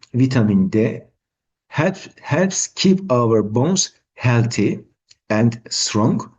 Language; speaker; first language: English; non-native, fluent; Turkish